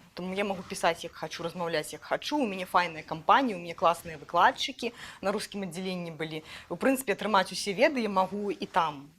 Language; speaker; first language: Belarusian; native; Belarusian